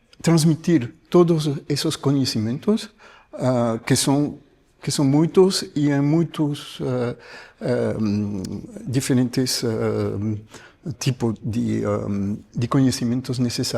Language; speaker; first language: Portuguese; non-native, fluent; French